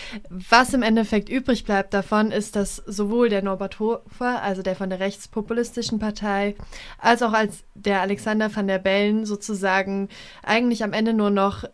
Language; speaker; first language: German; native; German